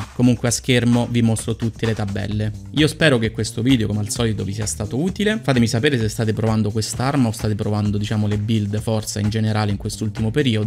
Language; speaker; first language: Italian; native; Italian